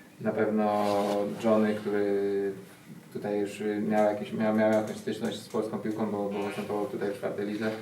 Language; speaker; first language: Polish; native; Polish